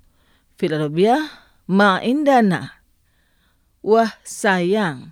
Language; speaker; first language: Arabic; non-native, fluent; Indonesian